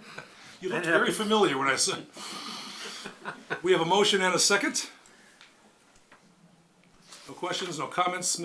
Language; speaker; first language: English; native; English